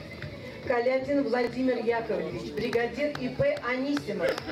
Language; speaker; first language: Russian; native; Russian